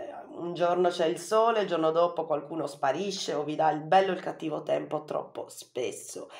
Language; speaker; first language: Italian; native; Italian